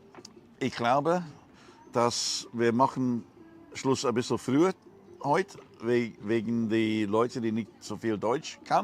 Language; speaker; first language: German; non-native, learner; English